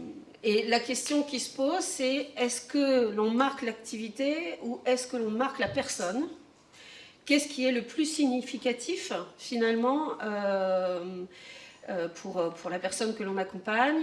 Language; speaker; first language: French; native; French